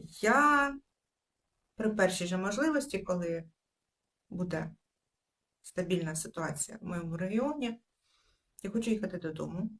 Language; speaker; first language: Ukrainian; native; Ukrainian